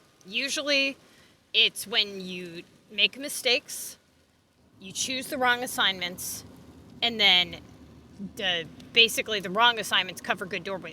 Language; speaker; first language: English; native; English